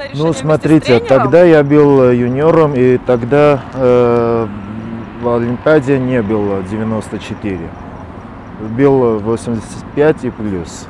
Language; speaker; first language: Russian; non-native, fluent; Armenian